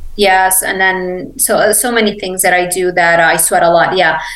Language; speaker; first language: English; non-native, fluent; Arabic